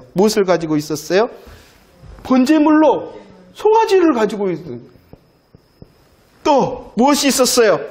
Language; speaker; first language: Korean; native; Korean